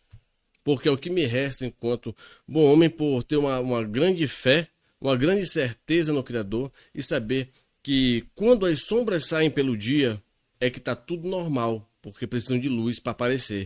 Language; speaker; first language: Portuguese; native; Portuguese